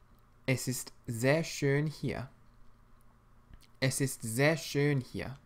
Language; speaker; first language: German; non-native, fluent; English